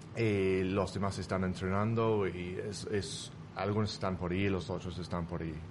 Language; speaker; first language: Spanish; non-native, fluent; English